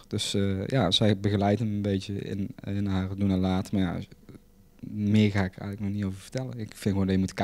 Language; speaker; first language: Dutch; native; Dutch